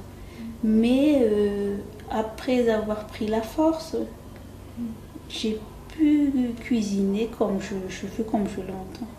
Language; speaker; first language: French; non-native, local second language; Malagasy